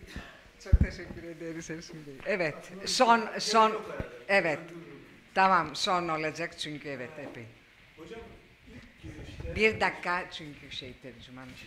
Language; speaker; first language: Turkish; non-native, fluent; Greek